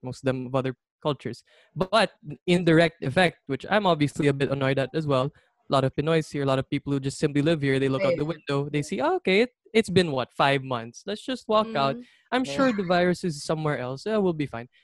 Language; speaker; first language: English; non-native, local second language; Filipino